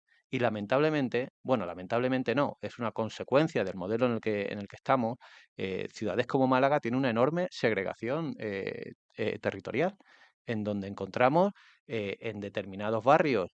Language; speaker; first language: Spanish; native; Spanish